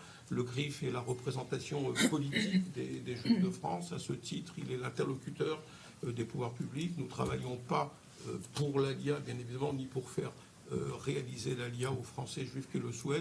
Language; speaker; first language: French; native; French